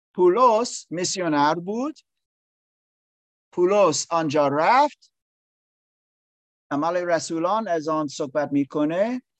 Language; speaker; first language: Persian; non-native, learner; English